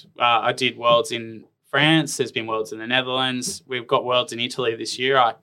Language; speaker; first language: English; native; English